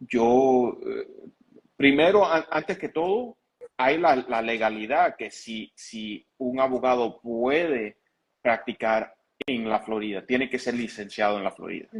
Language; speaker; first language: Spanish; early bilingual, heritage; Spanish